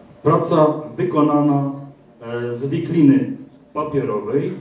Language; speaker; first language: Polish; native; Polish